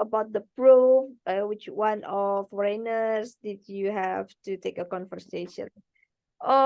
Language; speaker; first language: English; non-native, learner; Indonesian